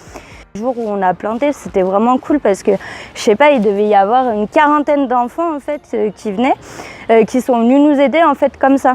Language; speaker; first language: French; native; French